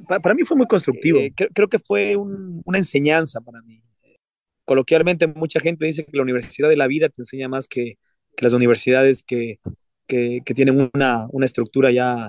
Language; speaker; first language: Spanish; native; Spanish